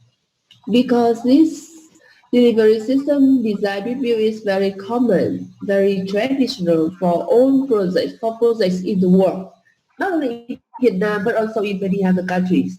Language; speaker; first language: English; non-native, fluent; Vietnamese